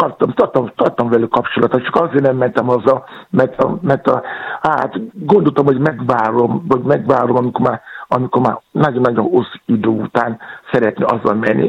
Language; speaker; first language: Hungarian; non-native, fluent; Yoruba